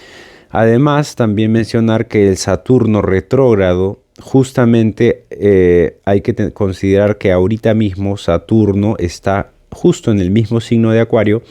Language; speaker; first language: Spanish; native; Spanish